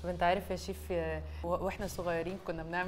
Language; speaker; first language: Arabic; native; Arabic